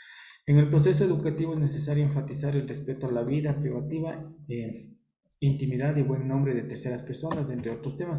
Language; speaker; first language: Spanish; native; Spanish